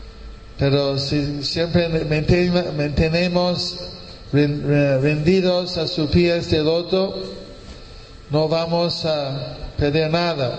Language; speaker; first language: Spanish; non-native, fluent; English